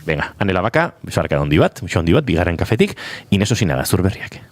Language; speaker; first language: Basque; native; Basque